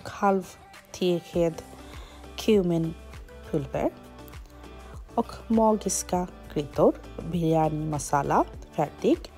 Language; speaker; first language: Swedish; non-native, learner; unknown